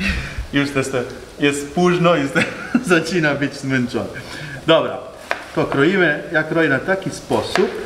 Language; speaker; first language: Polish; non-native, learner; Italian